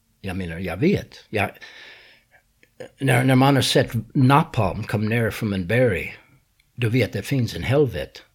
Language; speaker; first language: Swedish; non-native, learner; English